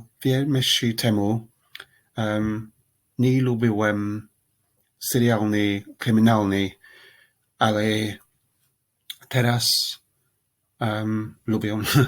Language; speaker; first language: Polish; non-native, learner; English